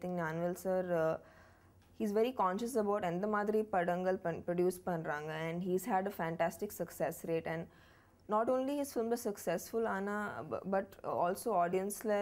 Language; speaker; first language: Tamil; non-native, learner; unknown